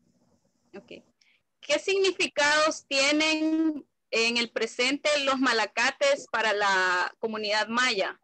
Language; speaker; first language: Spanish; native; Spanish